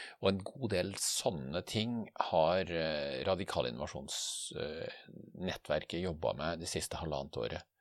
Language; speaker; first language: Norwegian; native; Norwegian